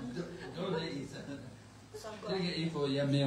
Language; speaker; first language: Chinese; non-native, learner; English